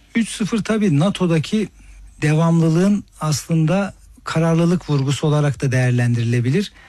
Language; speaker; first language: Turkish; native; Turkish